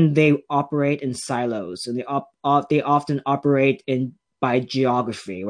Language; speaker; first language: English; native; English